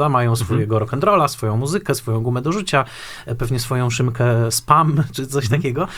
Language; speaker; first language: Polish; native; Polish